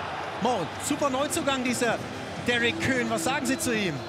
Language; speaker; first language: German; native; German